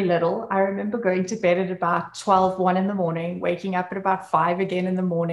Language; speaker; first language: English; native; English